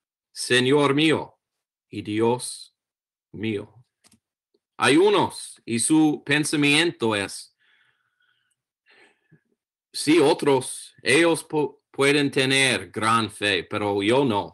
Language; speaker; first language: Spanish; non-native, learner; English